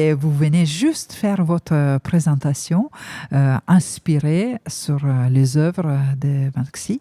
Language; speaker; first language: French; native; French